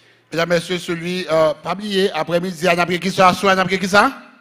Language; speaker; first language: French; native; French